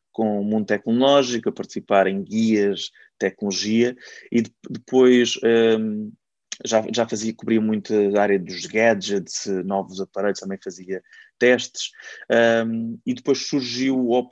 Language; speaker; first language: Portuguese; native; Portuguese